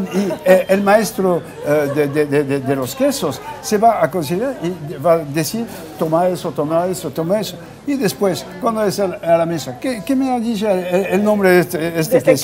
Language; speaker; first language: Spanish; non-native, fluent; French